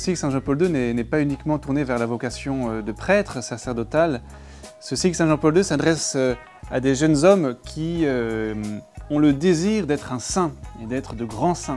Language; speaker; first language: French; native; French